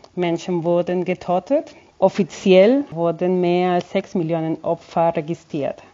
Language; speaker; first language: German; non-native, fluent; Spanish